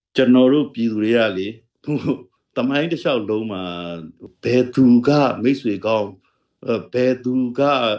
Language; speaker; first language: Burmese; native; Burmese